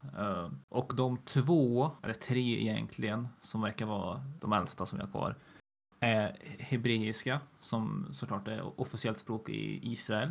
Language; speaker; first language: Swedish; native; Swedish